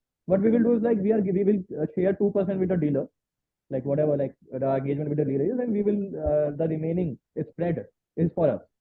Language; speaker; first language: English; non-native, local second language; Hindi